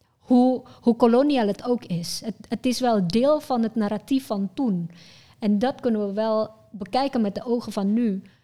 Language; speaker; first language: Dutch; non-native, fluent; Indonesian